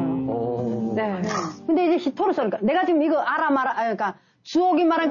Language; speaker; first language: Korean; native; Korean